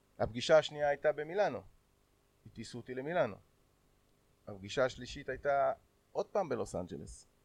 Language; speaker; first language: Hebrew; native; Hebrew